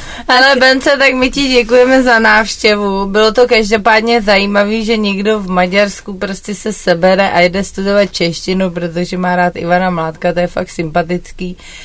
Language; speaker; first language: Czech; native; Czech